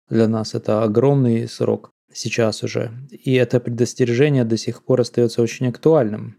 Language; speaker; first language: Russian; native; Russian